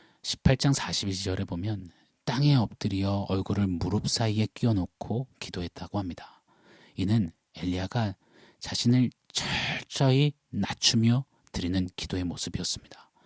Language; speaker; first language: Korean; native; Korean